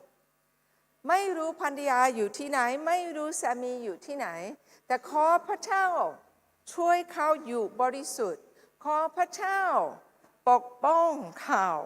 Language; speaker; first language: Thai; non-native, fluent; English